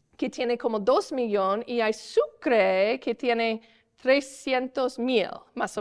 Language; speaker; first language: Spanish; non-native, learner; English